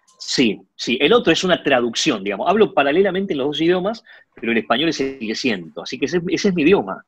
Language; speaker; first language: Spanish; early bilingual, other home language; Chinese